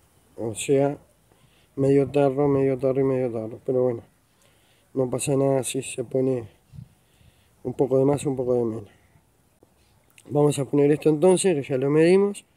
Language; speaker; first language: Spanish; native; Spanish